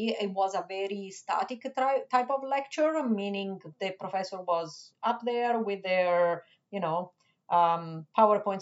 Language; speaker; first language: English; non-native, fluent; Italian